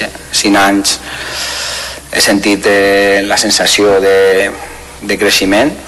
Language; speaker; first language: Catalan; non-native, learner; Spanish